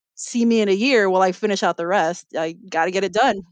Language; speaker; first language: English; native; English